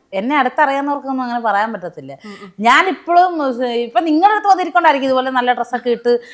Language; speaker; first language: Malayalam; native; Malayalam